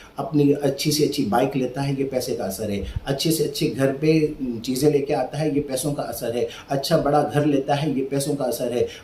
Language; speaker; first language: Urdu; non-native, local second language; Sindhi